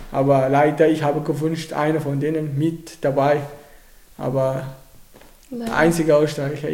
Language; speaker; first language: German; non-native, learner; Arabic